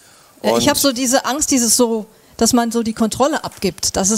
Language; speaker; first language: German; native; German